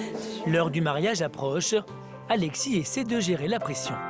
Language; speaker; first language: French; native; French